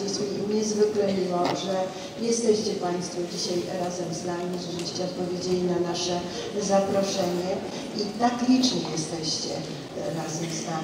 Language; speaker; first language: Polish; native; Polish